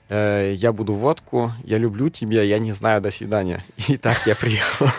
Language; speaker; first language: Russian; non-native, fluent; German